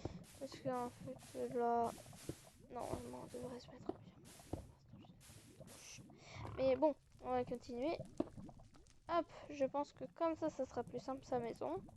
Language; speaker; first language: French; native; French